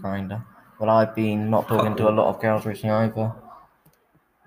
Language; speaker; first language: English; native; English